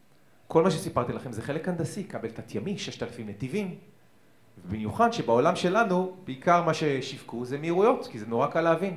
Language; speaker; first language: Hebrew; native; Hebrew